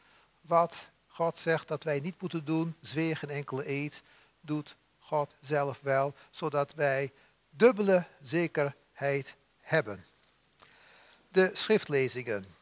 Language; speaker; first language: Dutch; native; Dutch